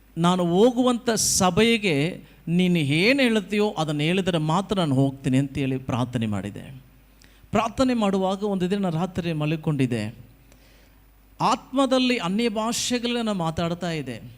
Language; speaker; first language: Kannada; non-native, local second language; Tamil